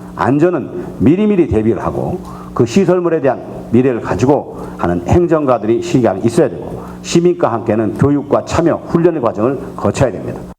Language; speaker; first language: Korean; native; Korean